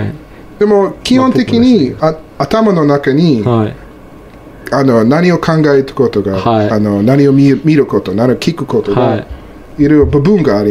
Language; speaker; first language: Japanese; non-native, learner; English